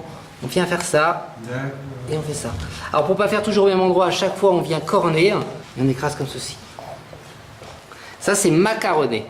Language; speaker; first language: French; native; French